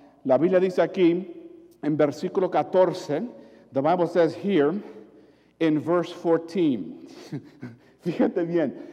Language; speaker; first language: Spanish; early bilingual, other home language; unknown